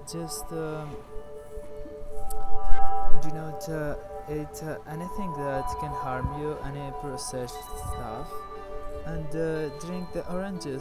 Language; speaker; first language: English; non-native, fluent; Greek